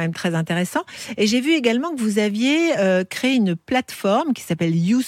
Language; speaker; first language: French; native; French